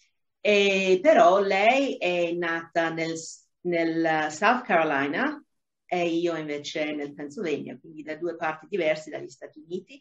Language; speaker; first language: Italian; non-native, fluent; English